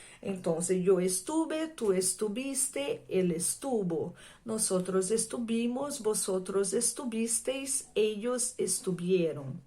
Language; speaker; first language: Spanish; non-native, fluent; Portuguese